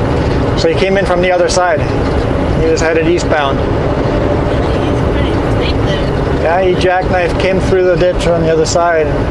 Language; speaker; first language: English; native; English